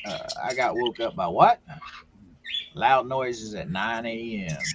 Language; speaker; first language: English; native; English